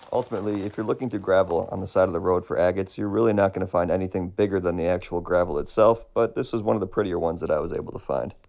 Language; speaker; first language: English; native; English